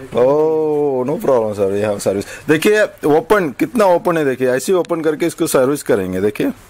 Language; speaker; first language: Hindi; non-native, local second language; Tamil